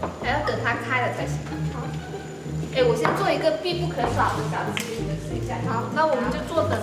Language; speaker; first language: Chinese; non-native, local second language; Cantonese